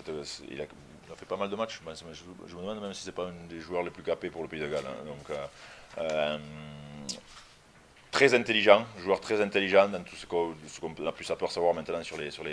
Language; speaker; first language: French; native; French